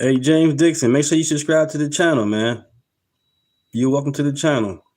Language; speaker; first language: English; native; English